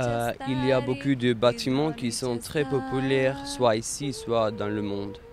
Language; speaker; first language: French; non-native, learner; Bosnian